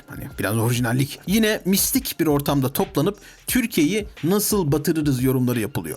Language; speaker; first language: Turkish; native; Turkish